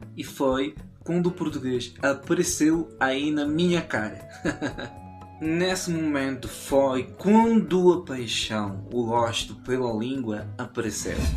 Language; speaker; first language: Portuguese; non-native, fluent; Spanish